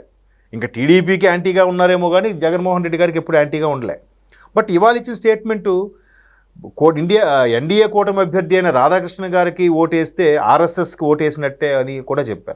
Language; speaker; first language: Telugu; native; Telugu